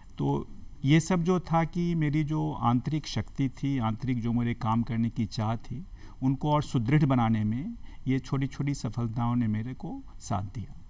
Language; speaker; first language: Hindi; native; Hindi